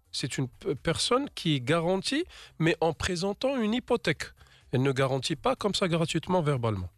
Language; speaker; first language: French; non-native, local second language; Arabic